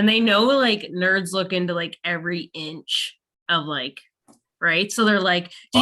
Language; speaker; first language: English; native; English